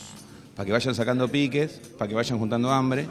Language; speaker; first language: Spanish; native; Spanish